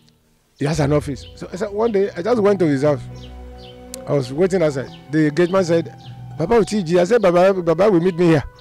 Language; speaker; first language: English; non-native, local second language; Yoruba